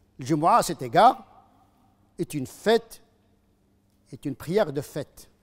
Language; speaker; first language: French; non-native, fluent; Arabic